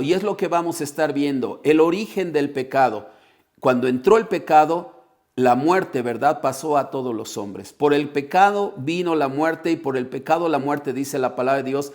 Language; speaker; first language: Spanish; native; Spanish